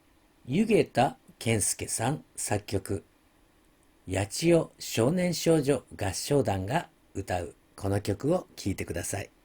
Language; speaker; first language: Japanese; native; Japanese